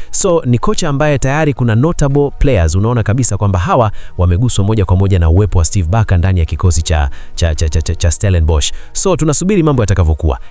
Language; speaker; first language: Swahili; native; Swahili